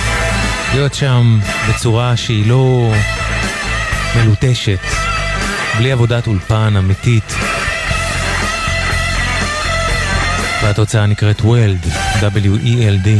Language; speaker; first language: Hebrew; native; Hebrew